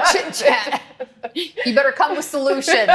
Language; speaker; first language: English; native; English